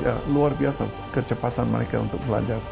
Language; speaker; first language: Indonesian; non-native, fluent; English